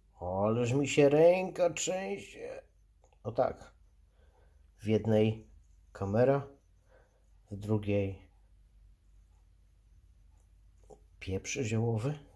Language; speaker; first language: Polish; native; Polish